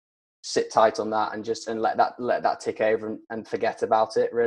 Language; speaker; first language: English; native; English